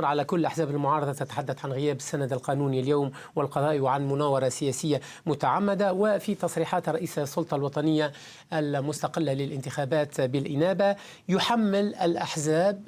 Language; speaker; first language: Arabic; native; Arabic